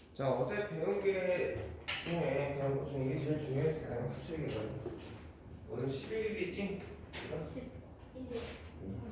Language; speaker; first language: Korean; native; Korean